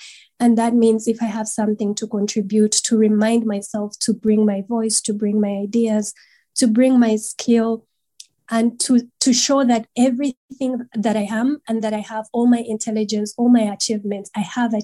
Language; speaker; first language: English; non-native, local second language; Nyankole